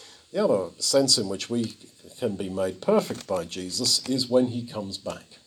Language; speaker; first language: English; native; English